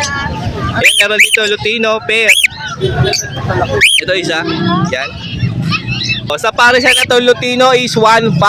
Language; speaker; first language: Filipino; native; Filipino